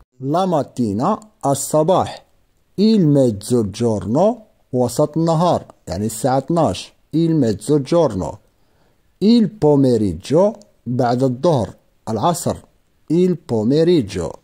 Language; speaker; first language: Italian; non-native, fluent; Arabic